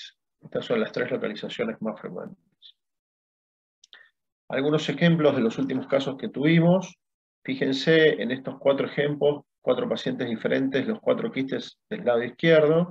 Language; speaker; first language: Spanish; native; Spanish